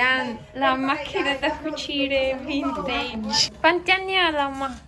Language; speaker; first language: Italian; early bilingual, other home language; Filipino